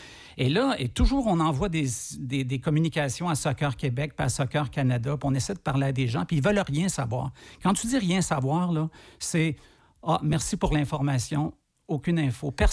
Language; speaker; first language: French; native; French